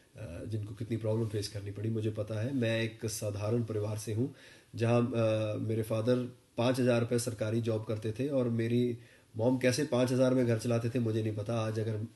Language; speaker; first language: Hindi; non-native, local second language; Punjabi